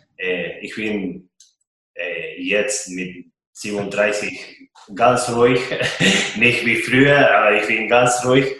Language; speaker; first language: German; non-native, fluent; Spanish